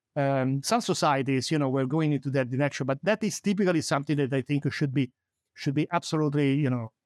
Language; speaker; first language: English; non-native, fluent; Italian